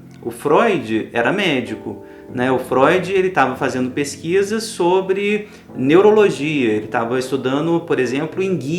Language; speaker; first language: Portuguese; native; Portuguese